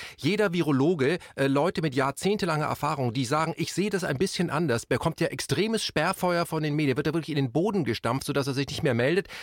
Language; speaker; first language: German; native; German